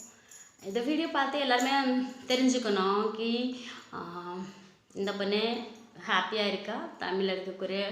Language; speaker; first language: Tamil; non-native, local second language; Odia